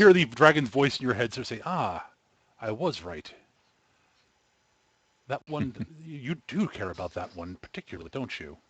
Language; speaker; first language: English; native; English